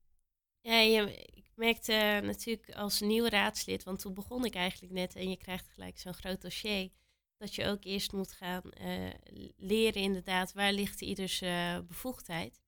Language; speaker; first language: Dutch; native; Dutch